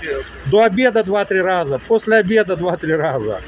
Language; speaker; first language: Russian; native; Russian